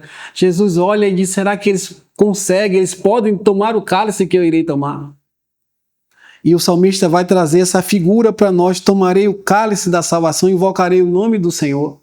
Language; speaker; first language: Portuguese; native; Portuguese